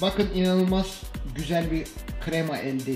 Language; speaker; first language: Turkish; native; Turkish